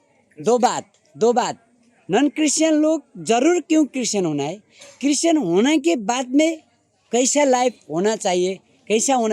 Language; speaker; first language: Hindi; non-native, learner; Nepali